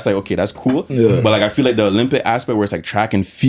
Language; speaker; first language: English; native; English